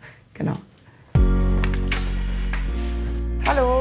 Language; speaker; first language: German; native; German